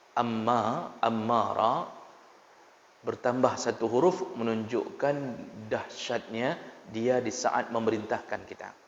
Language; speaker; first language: Malay; non-native, local second language; Achinese